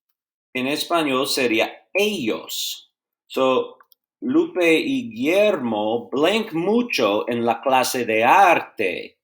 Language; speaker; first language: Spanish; non-native, fluent; English